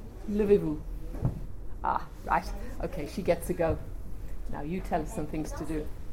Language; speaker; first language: English; native; English